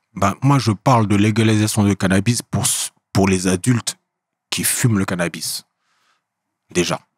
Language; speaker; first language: French; native; French